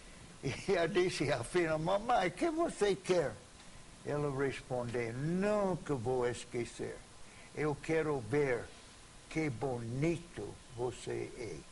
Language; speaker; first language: Portuguese; non-native, fluent; English